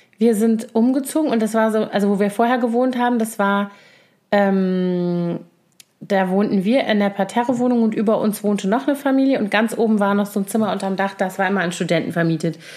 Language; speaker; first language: German; native; German